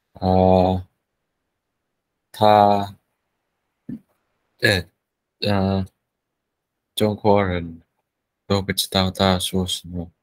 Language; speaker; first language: Chinese; non-native, learner; Vietnamese